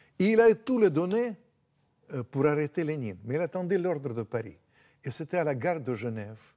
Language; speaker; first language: French; non-native, fluent; Russian